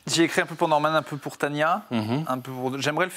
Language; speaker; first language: French; native; French